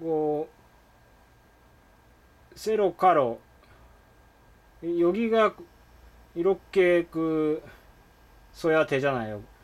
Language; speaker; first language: Korean; non-native, fluent; Japanese